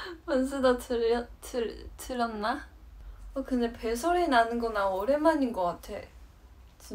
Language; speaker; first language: Korean; non-native, fluent; Chinese